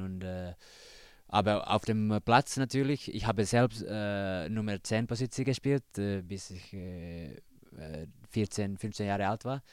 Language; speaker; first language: German; non-native, learner; Finnish